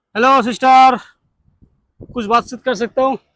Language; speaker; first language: Hindi; non-native, local second language; Bangla